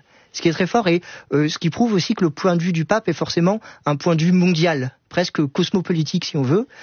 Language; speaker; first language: French; native; French